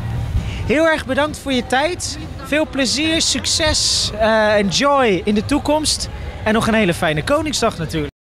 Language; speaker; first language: Dutch; native; Dutch